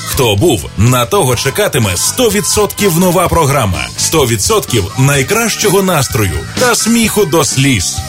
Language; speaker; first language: Ukrainian; native; Ukrainian